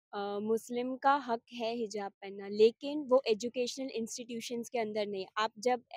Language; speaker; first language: Hindi; non-native, local second language; Gujarati